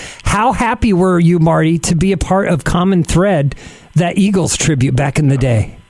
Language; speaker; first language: English; native; English